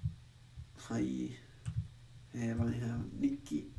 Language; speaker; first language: Japanese; non-native, learner; English